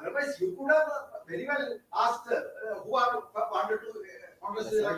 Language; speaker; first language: English; non-native, local second language; Malayalam